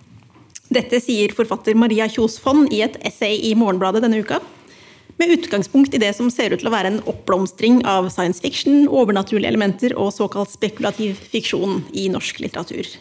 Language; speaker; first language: Norwegian; native; Norwegian